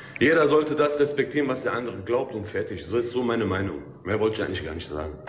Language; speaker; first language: German; early bilingual, other home language; Turkish